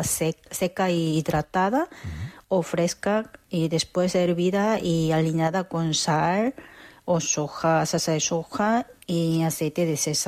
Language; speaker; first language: Spanish; non-native, fluent; Korean